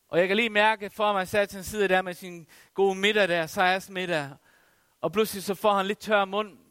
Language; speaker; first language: Danish; non-native, local second language; Faroese